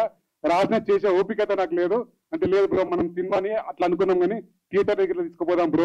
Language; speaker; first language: Telugu; native; Telugu